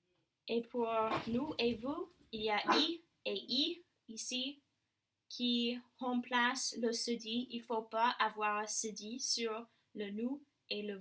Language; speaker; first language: French; non-native, learner; English